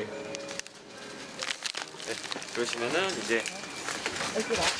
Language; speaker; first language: Korean; native; Korean